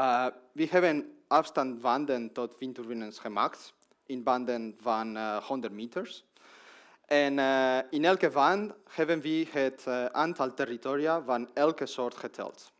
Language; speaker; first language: Dutch; non-native, learner; Spanish